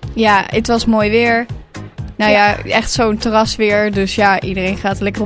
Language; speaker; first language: Dutch; native; Dutch